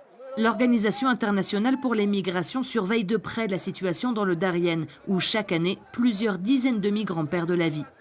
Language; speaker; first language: French; native; French